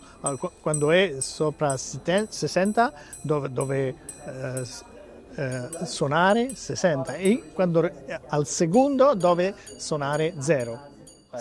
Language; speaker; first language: Italian; non-native, learner; French